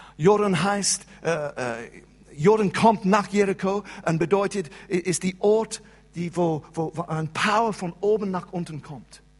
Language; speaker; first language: German; non-native, fluent; English